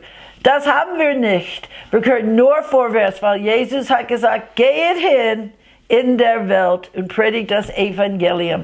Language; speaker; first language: German; non-native, fluent; English